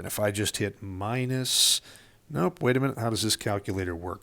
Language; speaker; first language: English; native; English